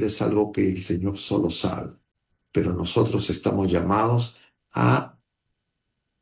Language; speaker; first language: Spanish; native; Spanish